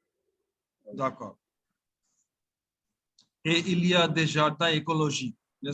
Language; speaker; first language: French; non-native, fluent; Bangla